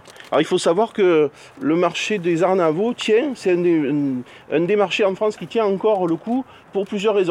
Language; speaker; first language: French; native; French